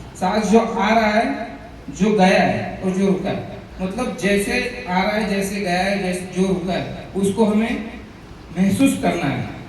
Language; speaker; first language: Hindi; non-native, local second language; Marathi